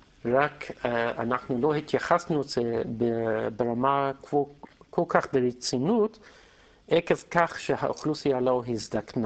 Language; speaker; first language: Hebrew; non-native, fluent; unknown